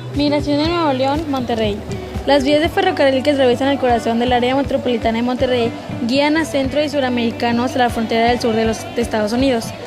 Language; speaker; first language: Spanish; native; Spanish